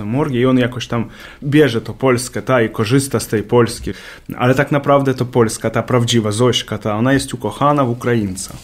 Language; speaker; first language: Polish; non-native, learner; Ukrainian